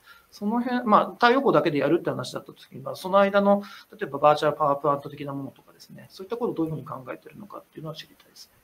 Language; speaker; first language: Japanese; native; Japanese